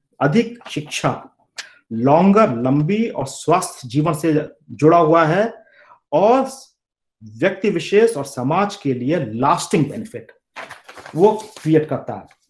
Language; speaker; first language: Hindi; native; Hindi